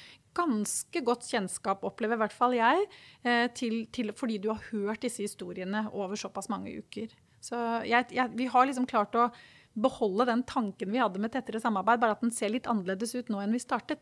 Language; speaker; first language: Norwegian; native; Norwegian